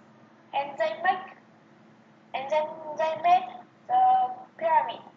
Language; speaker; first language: English; non-native, learner; Vietnamese